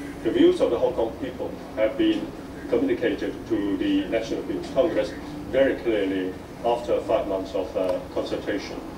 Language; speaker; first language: English; non-native, local second language; Cantonese